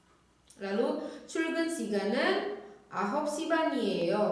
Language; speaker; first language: Korean; non-native, fluent; Indonesian